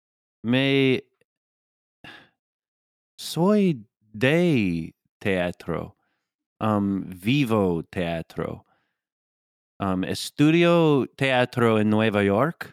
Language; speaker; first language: Spanish; non-native, learner; English